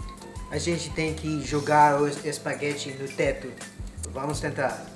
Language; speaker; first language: Portuguese; non-native, learner; English